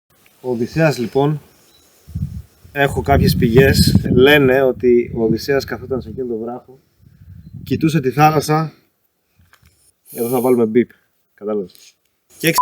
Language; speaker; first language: Greek; native; Greek